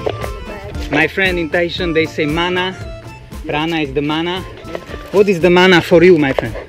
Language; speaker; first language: English; non-native, fluent; Slovak